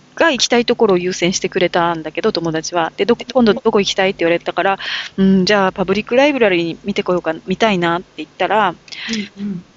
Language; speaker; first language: Japanese; native; Japanese